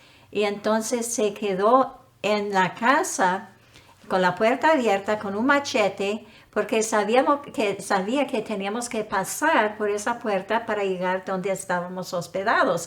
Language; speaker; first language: Spanish; non-native, fluent; English